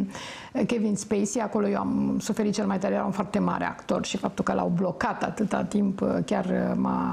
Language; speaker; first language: Romanian; native; Romanian